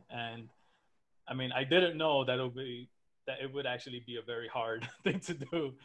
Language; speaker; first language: English; native; English